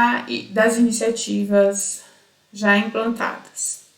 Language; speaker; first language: Portuguese; native; Portuguese